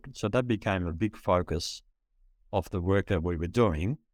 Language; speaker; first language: English; early bilingual, other home language; Dutch